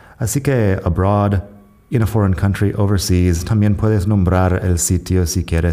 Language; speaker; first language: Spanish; non-native, fluent; English